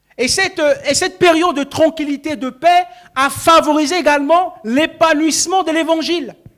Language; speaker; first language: French; non-native, local second language; Sango